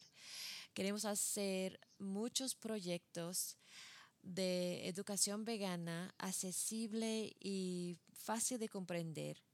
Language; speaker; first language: Spanish; non-native, fluent; English